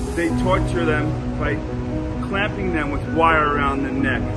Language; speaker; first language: English; native; English